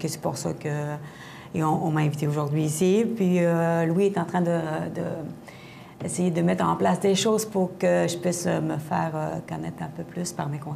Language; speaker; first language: French; native; French